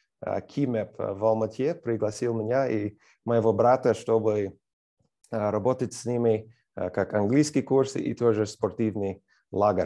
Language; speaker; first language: Russian; non-native, fluent; English